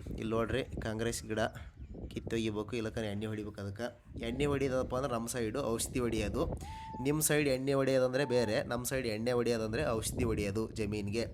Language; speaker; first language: Kannada; native; Kannada